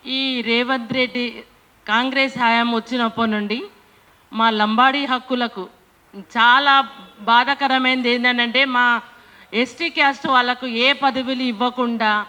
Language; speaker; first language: Telugu; non-native, local second language; Lambadi